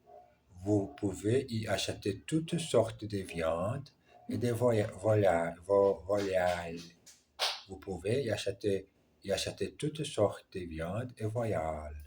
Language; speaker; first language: French; non-native, learner; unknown